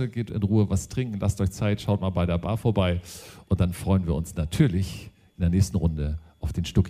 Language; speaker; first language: German; native; German